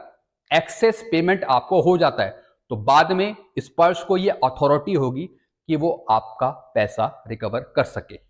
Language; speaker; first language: Hindi; native; Hindi